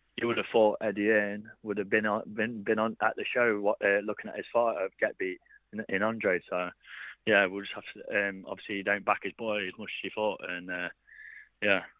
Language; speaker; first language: English; native; English